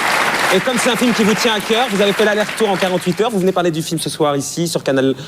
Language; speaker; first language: French; native; French